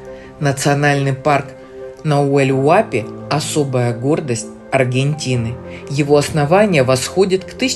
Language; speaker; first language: Russian; native; Russian